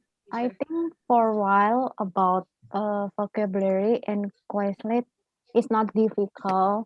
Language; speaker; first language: English; non-native, learner; Indonesian